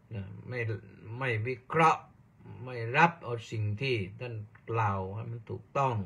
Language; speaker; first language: Thai; native; Thai